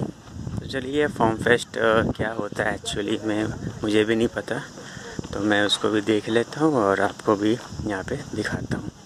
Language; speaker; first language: Hindi; native; Hindi